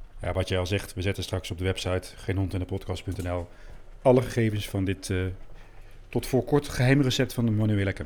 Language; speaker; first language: Dutch; native; Dutch